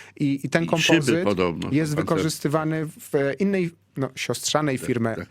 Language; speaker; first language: Polish; native; Polish